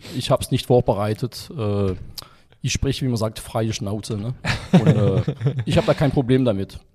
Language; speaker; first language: German; non-native, fluent; French